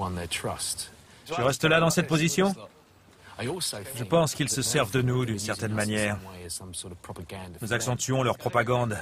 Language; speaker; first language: French; native; French